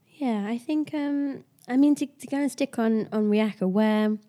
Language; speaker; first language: English; native; English